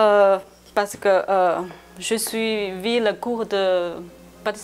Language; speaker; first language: French; non-native, learner; Chinese